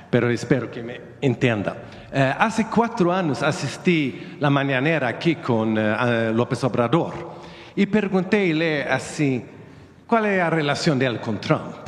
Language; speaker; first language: Spanish; non-native, learner; Swedish